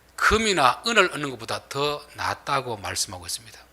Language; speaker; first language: Korean; native; Korean